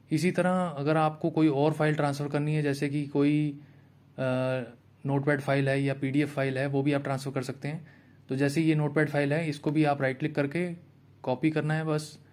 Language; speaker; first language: Hindi; native; Hindi